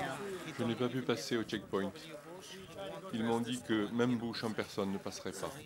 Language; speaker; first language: French; native; French